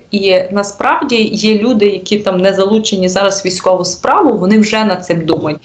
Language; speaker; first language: Ukrainian; native; Ukrainian